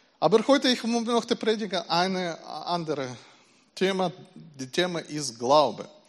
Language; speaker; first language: German; non-native, learner; Ukrainian